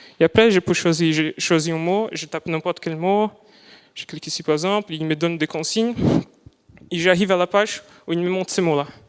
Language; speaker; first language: French; non-native, fluent; Portuguese